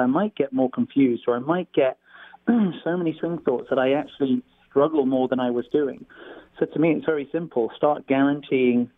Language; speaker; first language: English; native; English